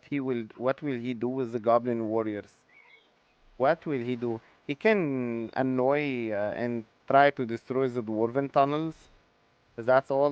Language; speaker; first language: English; non-native, fluent; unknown